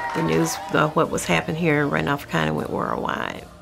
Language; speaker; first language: English; native; English